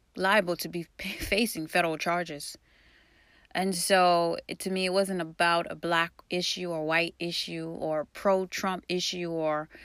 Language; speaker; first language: English; early bilingual, other home language; Haitian Creole